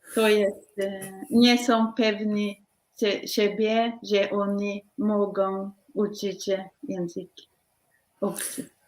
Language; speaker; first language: Polish; non-native, learner; Norwegian